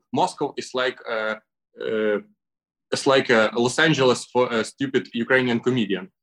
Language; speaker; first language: English; non-native, learner; Ukrainian